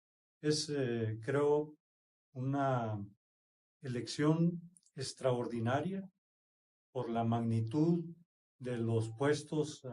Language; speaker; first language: Spanish; native; Spanish